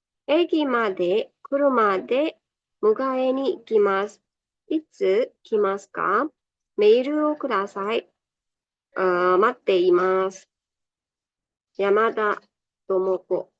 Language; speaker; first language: Japanese; non-native, fluent; Burmese